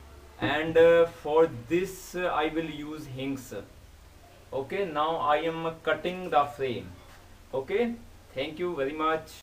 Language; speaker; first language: English; non-native, local second language; Hindi